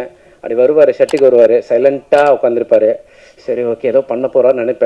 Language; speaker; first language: Tamil; native; Tamil